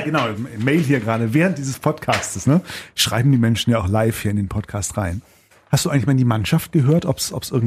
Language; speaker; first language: German; native; German